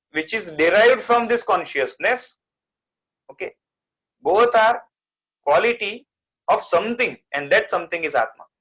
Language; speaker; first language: English; non-native, local second language; Gujarati